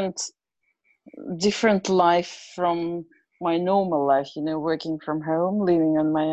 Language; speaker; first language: English; non-native, fluent; Russian